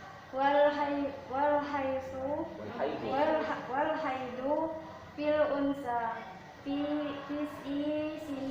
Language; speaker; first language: Arabic; non-native, learner; Indonesian